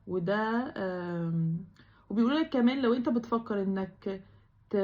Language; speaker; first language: Arabic; native; Arabic